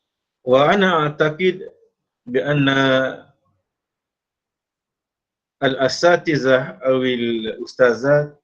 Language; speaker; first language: Arabic; non-native, fluent; Malay